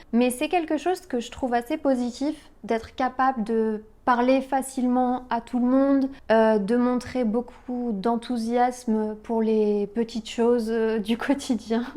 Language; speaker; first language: French; native; French